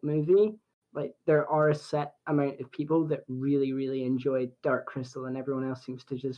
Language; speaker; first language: English; native; English